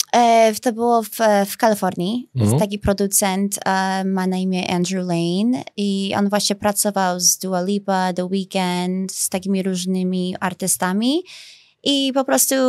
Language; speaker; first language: Polish; early bilingual, heritage; Polish